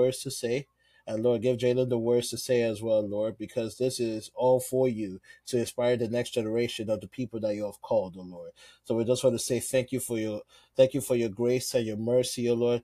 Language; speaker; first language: English; non-native, local second language; Yoruba